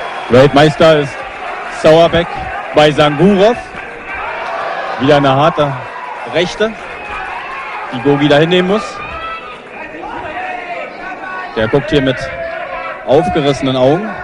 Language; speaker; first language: German; native; German